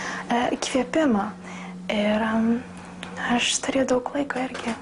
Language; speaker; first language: Lithuanian; early bilingual, heritage; English